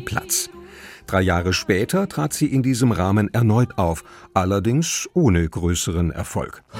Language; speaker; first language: German; native; German